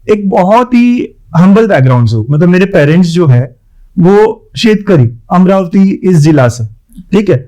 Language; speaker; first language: Hindi; non-native, local second language; Marathi